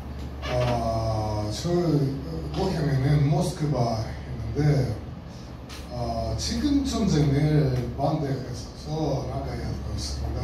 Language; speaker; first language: Korean; non-native, learner; Russian